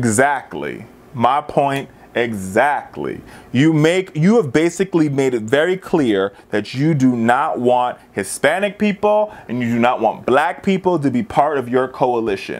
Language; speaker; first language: English; native; English